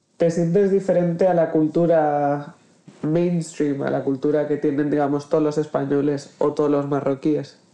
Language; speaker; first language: Spanish; native; Spanish